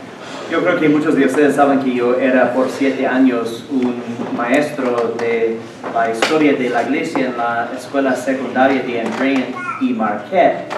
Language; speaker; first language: Spanish; non-native, fluent; English